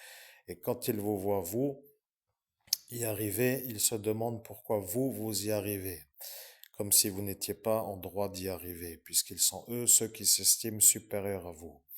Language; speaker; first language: French; native; French